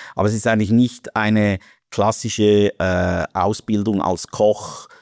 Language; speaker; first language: German; native; German